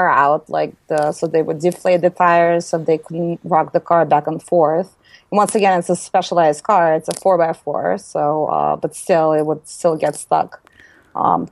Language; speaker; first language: English; native; English